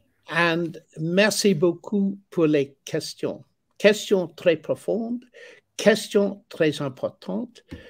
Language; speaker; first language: French; non-native, learner; English